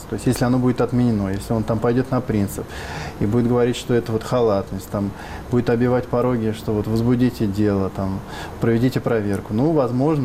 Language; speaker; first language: Russian; native; Russian